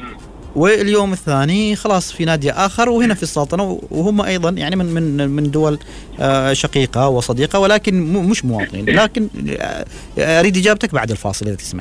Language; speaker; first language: Arabic; native; Arabic